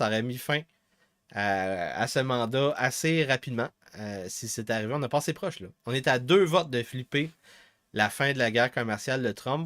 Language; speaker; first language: French; native; French